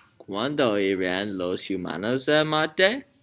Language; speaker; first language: Spanish; non-native, learner; English